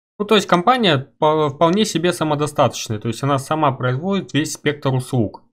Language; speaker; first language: Russian; native; Russian